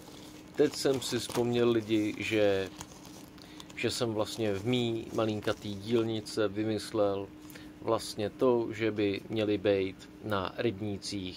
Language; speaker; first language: Czech; native; Czech